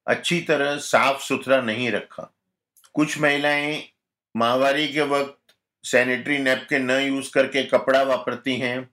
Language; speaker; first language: Hindi; non-native, local second language; Gujarati